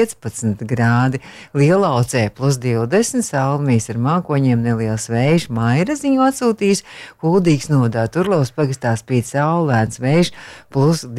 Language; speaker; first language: Latvian; native; Latvian